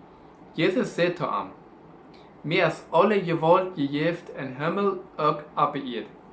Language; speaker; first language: German; non-native, learner; Plautdietsch